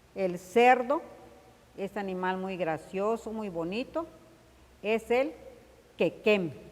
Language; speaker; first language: Spanish; native; Spanish